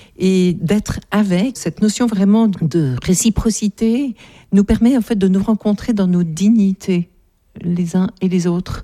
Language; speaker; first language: French; native; French